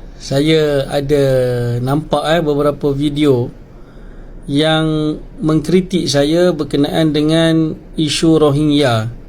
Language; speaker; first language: Malay; native; Malay